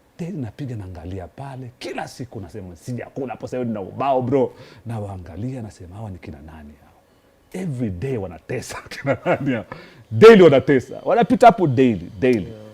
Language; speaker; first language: Swahili; native; Swahili